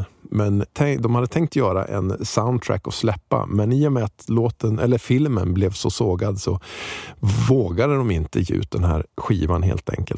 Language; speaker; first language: Swedish; native; Swedish